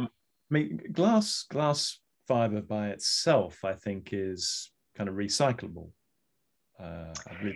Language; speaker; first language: English; native; English